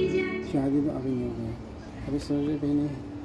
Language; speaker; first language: Hindi; non-native, learner; Tibetan